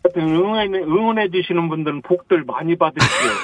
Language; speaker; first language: Korean; native; Korean